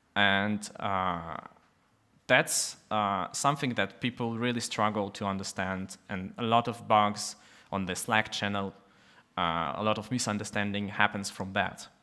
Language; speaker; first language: English; non-native, fluent; Russian